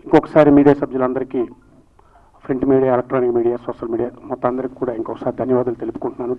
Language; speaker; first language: Telugu; native; Telugu